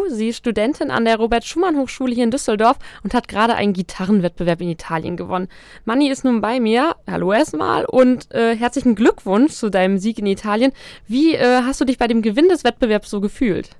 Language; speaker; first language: German; native; German